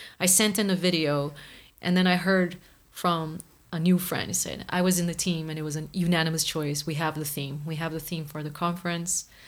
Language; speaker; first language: English; non-native, fluent; Portuguese